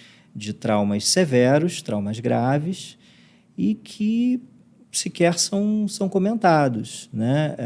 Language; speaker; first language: Portuguese; native; Portuguese